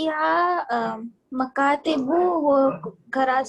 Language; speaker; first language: Arabic; non-native, learner; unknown